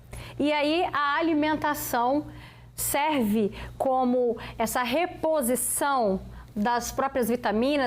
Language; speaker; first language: Portuguese; native; Portuguese